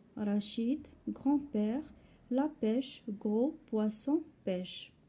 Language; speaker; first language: French; non-native, local second language; Arabic